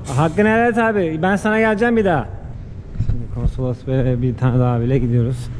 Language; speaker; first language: Turkish; native; Turkish